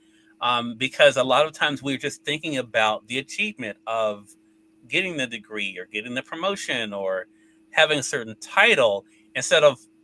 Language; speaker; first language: English; native; English